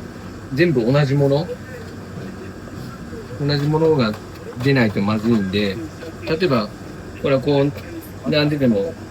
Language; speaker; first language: Japanese; native; Japanese